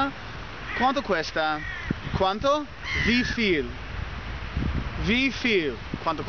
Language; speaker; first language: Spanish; non-native, learner; English